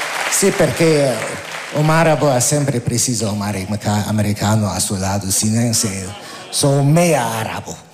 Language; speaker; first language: Portuguese; non-native, learner; Arabic